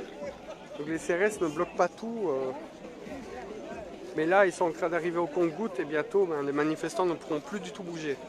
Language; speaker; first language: French; native; French